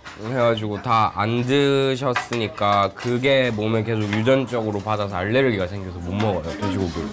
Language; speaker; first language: Korean; early bilingual, other home language; Urdu